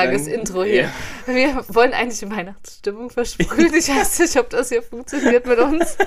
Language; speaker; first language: German; native; German